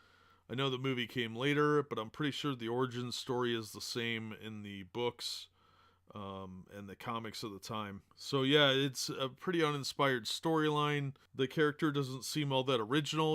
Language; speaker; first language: English; native; English